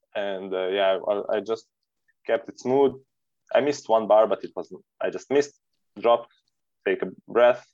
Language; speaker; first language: English; non-native, fluent; Serbian